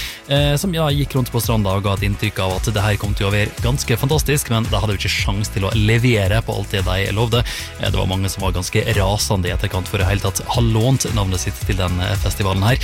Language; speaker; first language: Norwegian; native; Norwegian